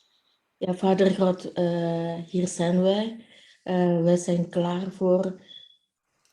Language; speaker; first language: Dutch; non-native, fluent; Indonesian